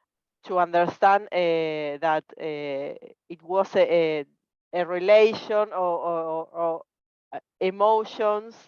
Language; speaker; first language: English; non-native, learner; Spanish